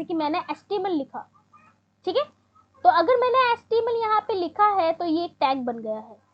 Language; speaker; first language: Hindi; native; Hindi